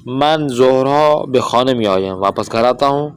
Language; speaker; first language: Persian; non-native, fluent; Urdu